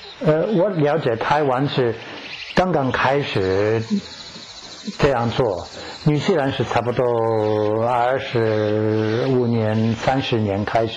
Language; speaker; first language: Chinese; non-native, learner; English